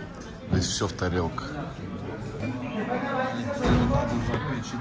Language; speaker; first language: Russian; native; Russian